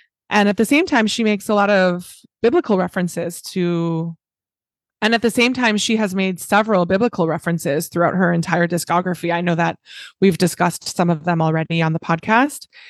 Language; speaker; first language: English; native; English